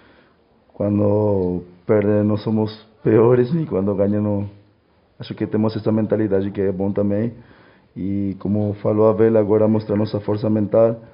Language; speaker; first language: Portuguese; non-native, fluent; Spanish